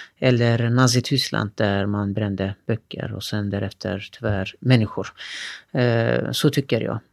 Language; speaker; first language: Swedish; non-native, fluent; Turkish